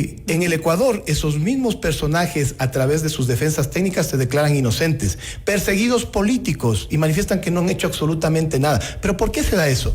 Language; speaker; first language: Spanish; native; Spanish